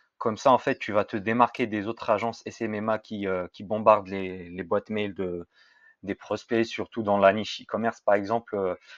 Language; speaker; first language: French; native; French